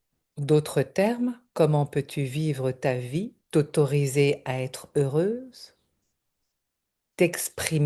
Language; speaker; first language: French; native; French